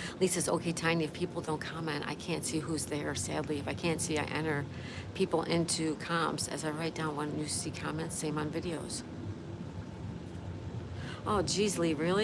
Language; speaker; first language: English; native; English